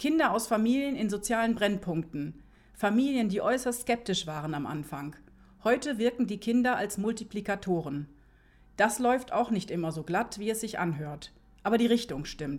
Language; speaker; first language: German; native; German